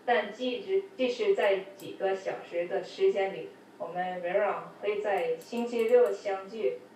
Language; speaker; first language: Chinese; early bilingual, other home language; English